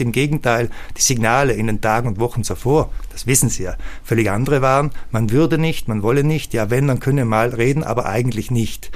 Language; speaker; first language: German; native; German